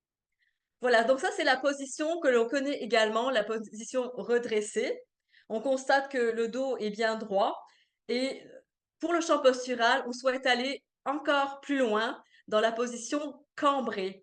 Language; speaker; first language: French; native; French